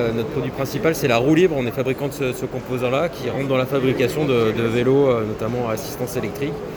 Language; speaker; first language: French; native; French